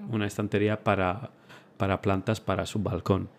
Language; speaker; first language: Spanish; early bilingual, other home language; Romanian